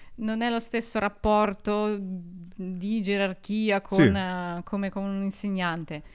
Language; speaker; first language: Italian; non-native, fluent; Russian